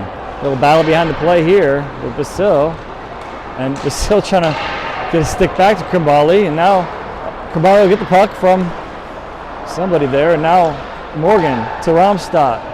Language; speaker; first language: English; native; English